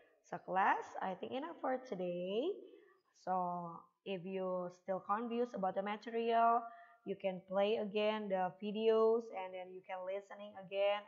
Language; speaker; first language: English; non-native, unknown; Indonesian